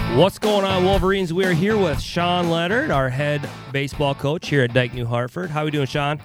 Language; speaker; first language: English; native; English